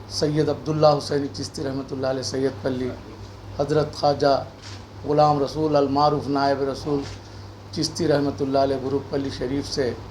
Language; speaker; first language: Urdu; native; Urdu